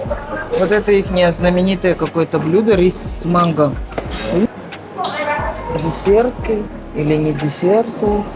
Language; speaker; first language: Russian; native; Russian